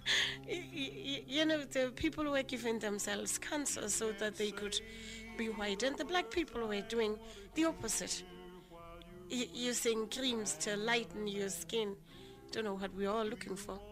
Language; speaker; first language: English; non-native, local second language; Southern Sotho